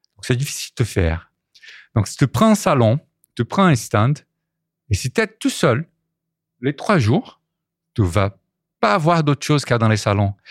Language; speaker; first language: French; non-native, fluent; Portuguese